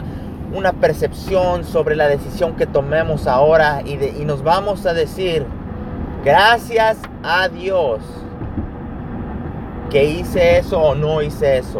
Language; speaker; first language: Spanish; early bilingual, heritage; Spanish